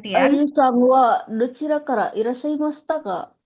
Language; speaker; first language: Japanese; non-native, learner; Indonesian